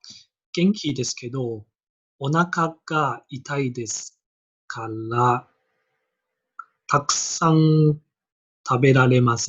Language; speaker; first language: Japanese; non-native, learner; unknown